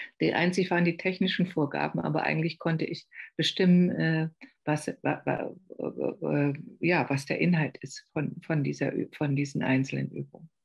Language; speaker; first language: German; native; German